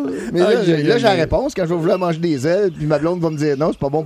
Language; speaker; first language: French; native; French